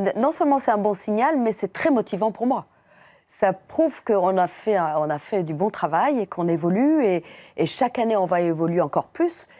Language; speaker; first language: French; non-native, fluent; Persian